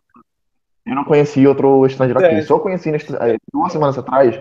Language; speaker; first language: Portuguese; non-native, fluent; Spanish